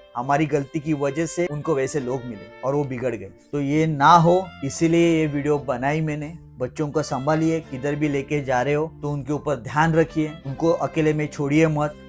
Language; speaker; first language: Hindi; non-native, local second language; Marathi